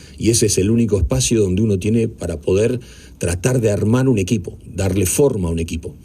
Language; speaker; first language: Spanish; native; Spanish